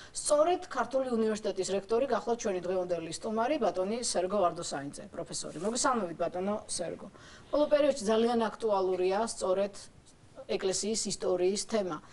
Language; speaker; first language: Georgian; native; Georgian